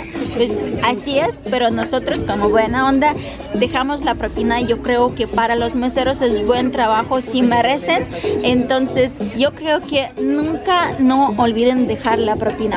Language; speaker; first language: Spanish; non-native, fluent; Ukrainian